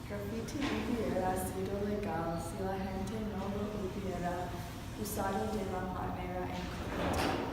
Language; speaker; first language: Spanish; non-native, learner; English